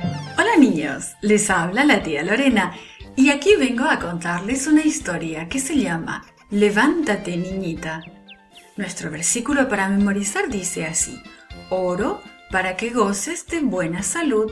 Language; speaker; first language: Spanish; native; Spanish